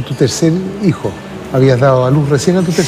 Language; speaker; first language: Spanish; native; Spanish